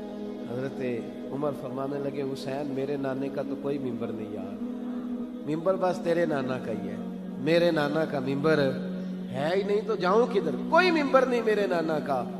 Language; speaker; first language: Urdu; native; Urdu